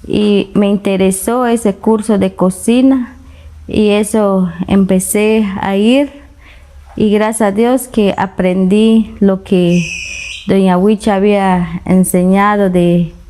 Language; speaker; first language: Spanish; non-native, local second language; Kaqchikel